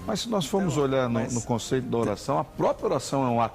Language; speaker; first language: Portuguese; native; Portuguese